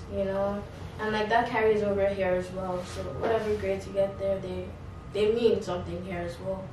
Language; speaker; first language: English; non-native, local second language; Yoruba